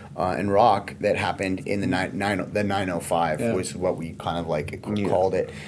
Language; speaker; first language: English; native; English